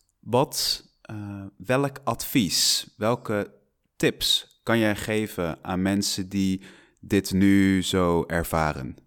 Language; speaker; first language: Dutch; non-native, fluent; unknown